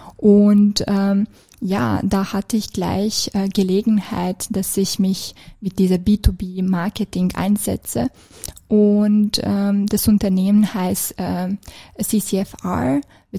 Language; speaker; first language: German; non-native, fluent; Serbian